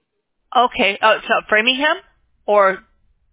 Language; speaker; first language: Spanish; non-native, learner; English